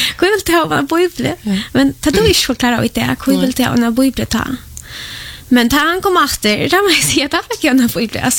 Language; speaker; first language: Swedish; non-native, fluent; Polish